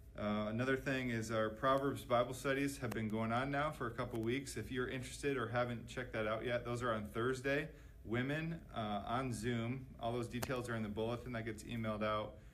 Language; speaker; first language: English; native; English